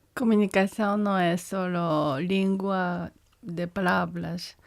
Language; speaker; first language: Portuguese; non-native, learner; Japanese